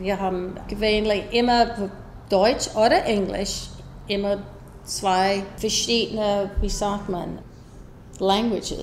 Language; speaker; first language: German; early bilingual, heritage; English